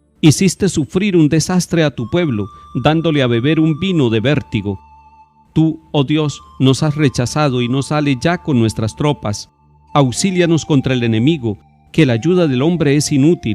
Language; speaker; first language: Spanish; native; Spanish